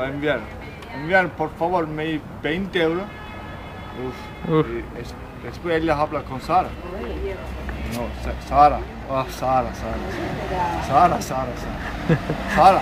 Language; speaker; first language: Spanish; non-native, learner; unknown